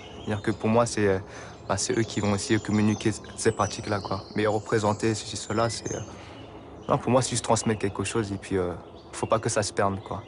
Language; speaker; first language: French; native; French